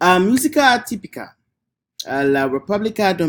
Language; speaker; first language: Spanish; non-native, learner; English